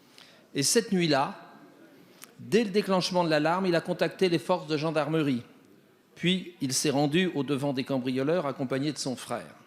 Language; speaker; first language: French; native; French